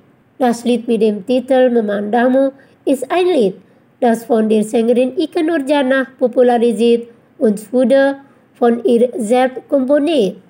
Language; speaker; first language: German; non-native, fluent; Indonesian